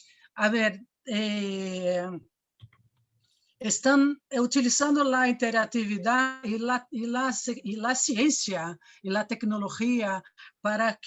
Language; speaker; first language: Spanish; non-native, fluent; Portuguese